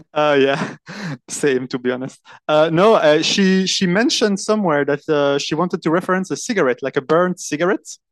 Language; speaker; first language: English; non-native, fluent; French